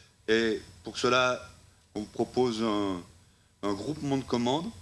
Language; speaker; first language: French; native; French